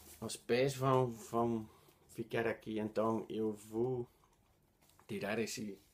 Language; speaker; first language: Portuguese; non-native, learner; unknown